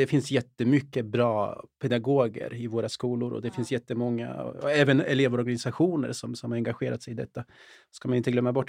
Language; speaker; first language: Swedish; early bilingual, other home language; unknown